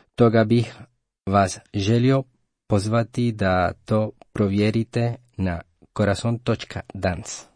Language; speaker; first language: Croatian; non-native, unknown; Spanish